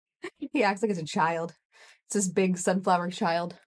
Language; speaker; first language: English; native; English